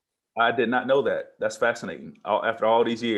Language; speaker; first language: English; native; English